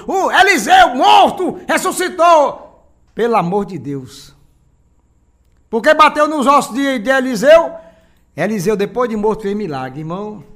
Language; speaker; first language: Portuguese; native; Portuguese